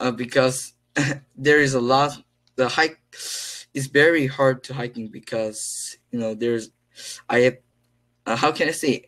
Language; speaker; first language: English; non-native, learner; Korean